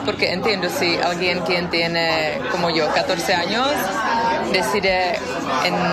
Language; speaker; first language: Spanish; non-native, fluent; Czech